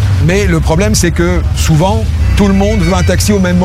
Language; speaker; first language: French; native; French